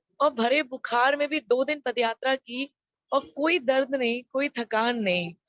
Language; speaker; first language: Hindi; native; Hindi